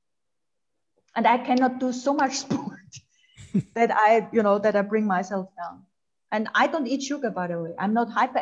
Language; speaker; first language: English; non-native, fluent; German